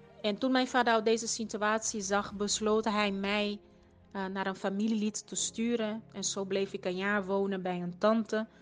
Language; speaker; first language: Dutch; non-native, fluent; Portuguese